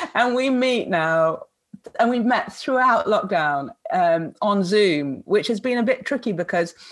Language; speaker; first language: English; native; English